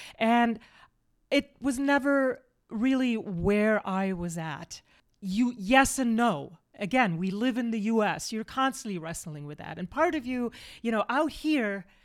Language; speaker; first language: English; early bilingual, other home language; German